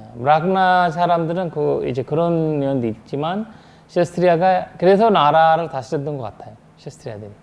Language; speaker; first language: Korean; non-native, fluent; Sinhala